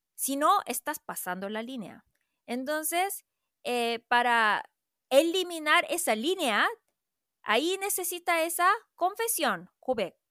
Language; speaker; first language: Spanish; non-native, fluent; Korean